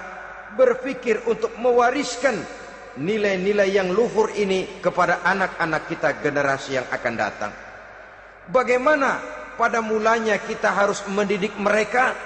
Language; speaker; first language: Indonesian; native; Indonesian